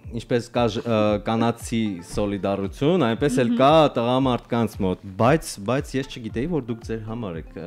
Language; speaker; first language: Armenian; native; Armenian